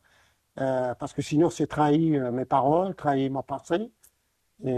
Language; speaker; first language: French; non-native, local second language; Arabic